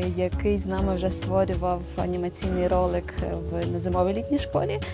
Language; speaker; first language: Ukrainian; native; Ukrainian